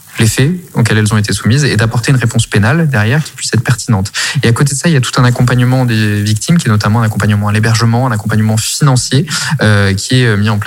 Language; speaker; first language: French; native; French